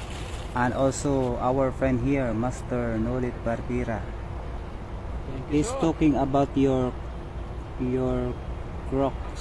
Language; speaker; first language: English; non-native, learner; Filipino